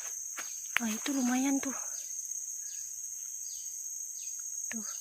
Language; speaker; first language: Indonesian; native; Indonesian